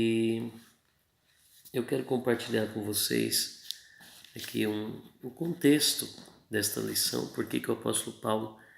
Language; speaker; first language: Portuguese; native; Portuguese